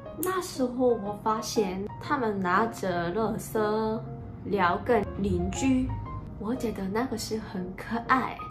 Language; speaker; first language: Chinese; non-native, learner; Korean